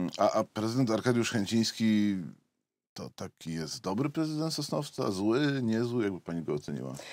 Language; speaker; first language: Polish; native; Polish